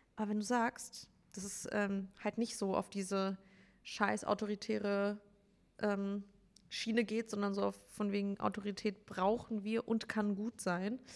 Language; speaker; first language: German; early bilingual, other home language; Turkish